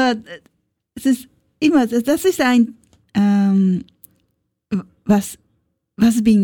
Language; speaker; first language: German; non-native, learner; Japanese